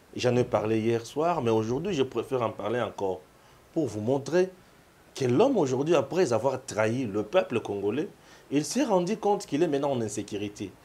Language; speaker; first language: French; non-native, local second language; Lingala